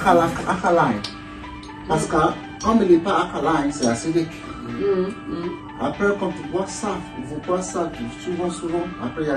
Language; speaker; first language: French; non-native, learner; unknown